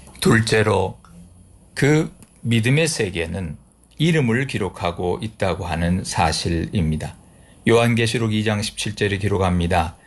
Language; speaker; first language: Korean; native; Korean